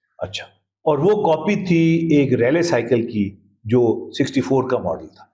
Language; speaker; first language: Urdu; native; Urdu